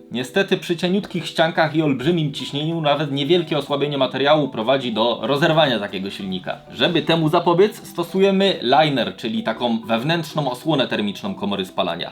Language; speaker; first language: Polish; native; Polish